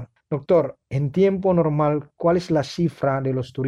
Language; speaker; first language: Spanish; non-native, fluent; Indonesian